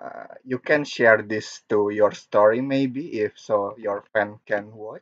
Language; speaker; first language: English; non-native, learner; Korean